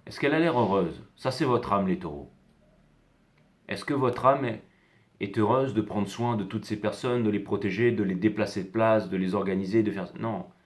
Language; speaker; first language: French; native; French